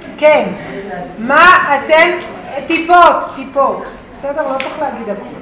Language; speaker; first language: Hebrew; native; Hebrew